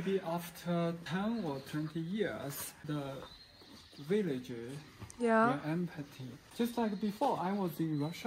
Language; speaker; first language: English; non-native, fluent; Chinese